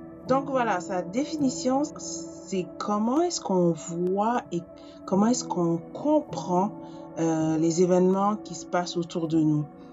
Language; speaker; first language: French; native; French